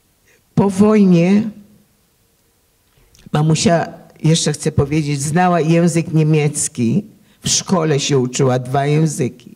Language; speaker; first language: Polish; early bilingual, heritage; Polish